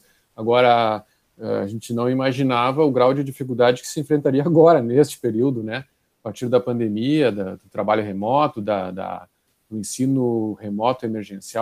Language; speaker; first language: Portuguese; native; Portuguese